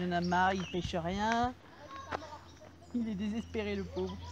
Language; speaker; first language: French; native; French